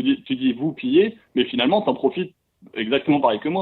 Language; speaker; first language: French; native; French